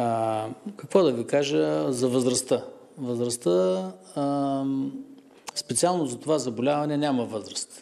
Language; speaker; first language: Bulgarian; native; Bulgarian